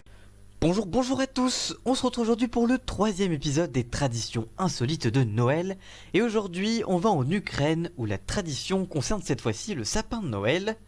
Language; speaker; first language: French; native; French